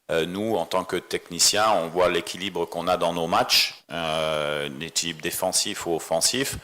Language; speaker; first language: French; native; French